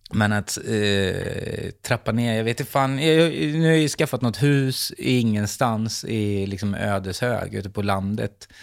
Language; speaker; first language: Swedish; native; Swedish